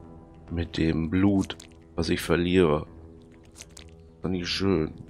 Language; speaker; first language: German; native; German